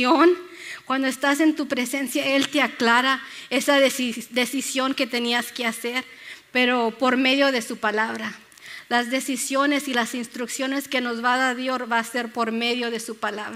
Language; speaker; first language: Spanish; early bilingual, other home language; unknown